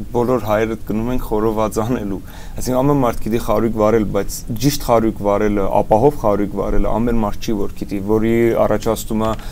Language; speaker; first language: Armenian; early bilingual, heritage; Armenian